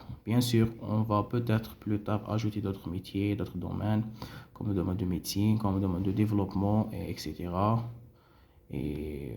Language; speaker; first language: French; non-native, local second language; Arabic